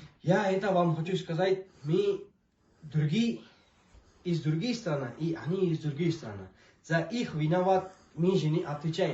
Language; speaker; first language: Russian; non-native, learner; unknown